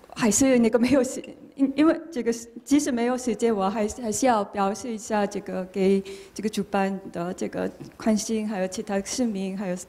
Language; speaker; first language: Chinese; non-native, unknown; Korean